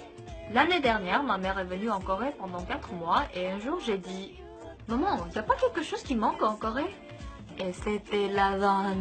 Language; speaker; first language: French; non-native, fluent; Korean